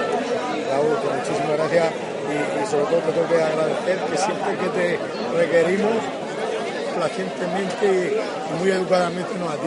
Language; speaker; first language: Spanish; native; Spanish